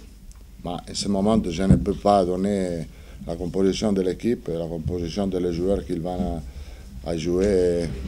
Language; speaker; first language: French; non-native, fluent; Italian